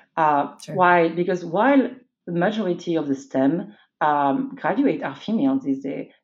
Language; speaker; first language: English; non-native, fluent; French